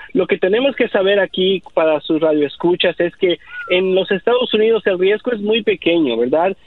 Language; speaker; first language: Spanish; native; Spanish